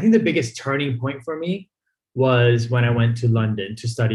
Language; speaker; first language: English; native; English